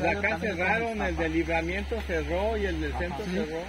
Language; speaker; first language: Spanish; native; Spanish